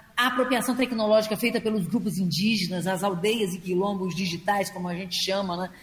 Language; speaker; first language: Portuguese; native; Portuguese